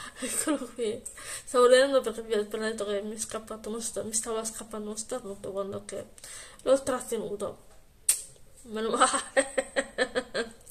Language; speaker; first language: Italian; native; Italian